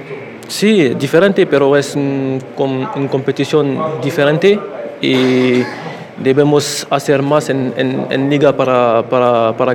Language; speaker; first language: Spanish; non-native, learner; French